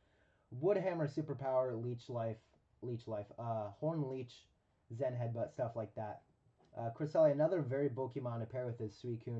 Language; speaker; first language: English; native; English